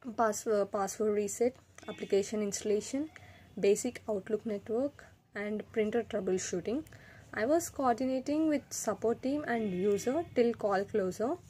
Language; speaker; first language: English; non-native, local second language; Telugu